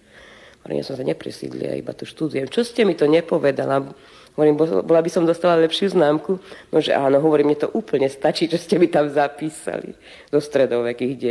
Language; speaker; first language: Slovak; early bilingual, heritage; Slovak